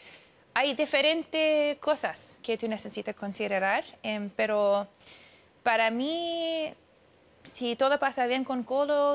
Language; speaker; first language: Spanish; early bilingual, heritage; English